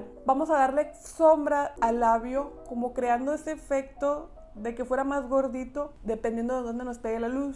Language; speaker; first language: Spanish; native; Spanish